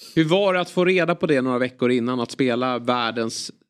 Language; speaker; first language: Swedish; native; Swedish